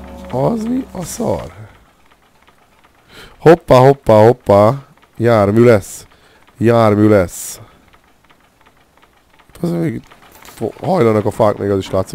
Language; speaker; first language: Hungarian; native; Hungarian